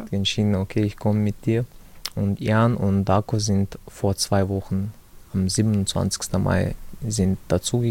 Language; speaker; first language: German; early bilingual, other home language; Chechen